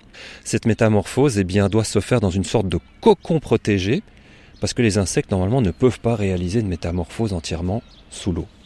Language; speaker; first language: French; native; French